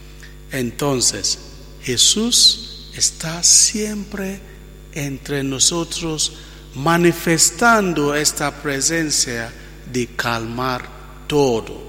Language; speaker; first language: Spanish; non-native, fluent; Italian